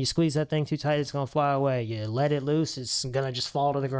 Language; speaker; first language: English; native; English